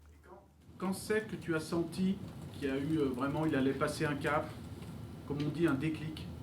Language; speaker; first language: French; native; French